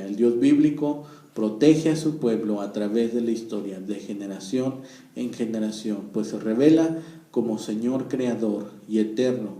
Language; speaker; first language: Spanish; native; Spanish